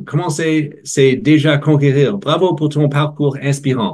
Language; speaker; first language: French; non-native, learner; English